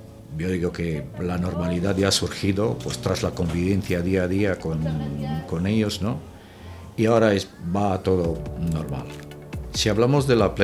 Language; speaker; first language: Spanish; non-native, fluent; Romanian